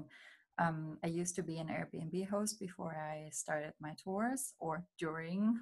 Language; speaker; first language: English; non-native, fluent; German